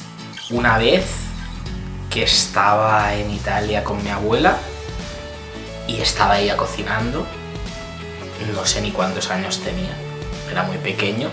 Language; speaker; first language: Spanish; early bilingual, other home language; Italian